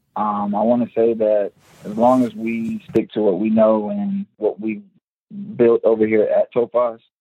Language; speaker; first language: English; native; English